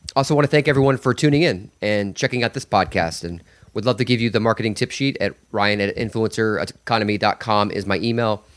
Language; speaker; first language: English; native; English